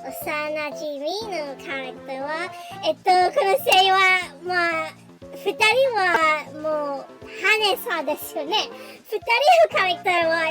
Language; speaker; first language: Japanese; non-native, learner; English